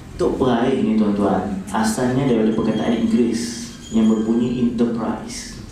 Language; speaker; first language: Malay; native; Malay